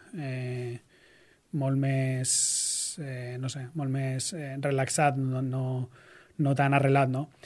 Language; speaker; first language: Catalan; native; Catalan